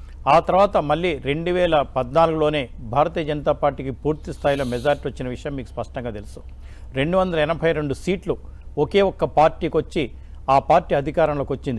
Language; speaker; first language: Telugu; native; Telugu